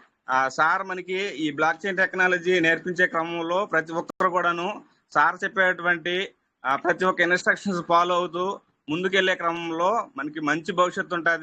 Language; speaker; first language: Telugu; native; Telugu